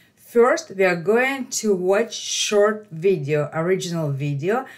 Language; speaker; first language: English; non-native, fluent; Russian